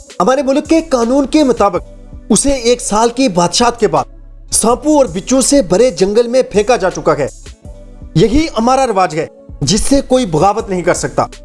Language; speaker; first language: Urdu; native; Urdu